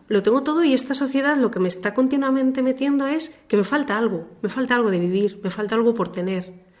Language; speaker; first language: Spanish; native; Spanish